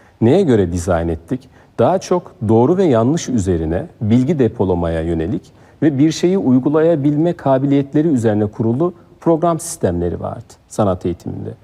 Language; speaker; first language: Turkish; native; Turkish